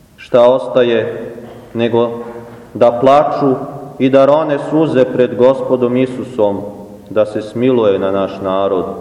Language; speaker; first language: Serbian; native; Serbian